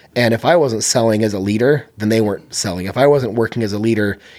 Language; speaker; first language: English; native; English